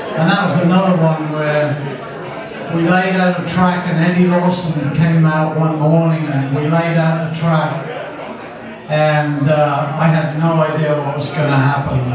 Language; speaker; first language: English; native; English